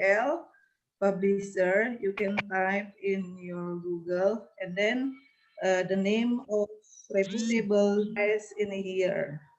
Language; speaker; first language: English; non-native, learner; Indonesian